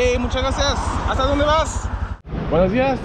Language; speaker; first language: Spanish; non-native, fluent; French